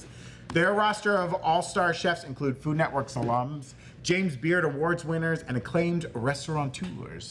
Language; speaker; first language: English; native; English